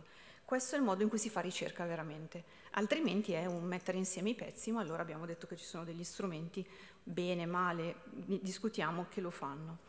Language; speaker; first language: Italian; native; Italian